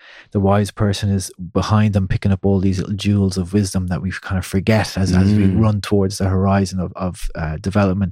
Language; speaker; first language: English; native; English